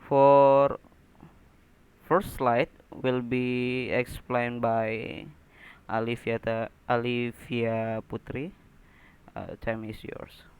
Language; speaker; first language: English; non-native, learner; Indonesian